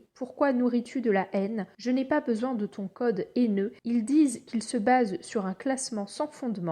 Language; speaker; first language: French; native; French